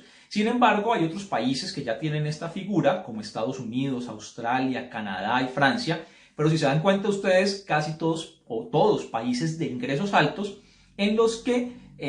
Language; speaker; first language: Spanish; native; Spanish